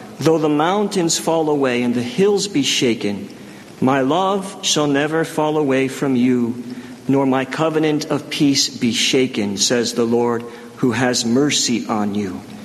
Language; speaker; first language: English; native; English